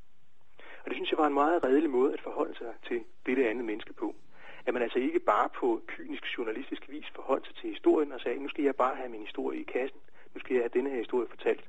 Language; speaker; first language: Danish; native; Danish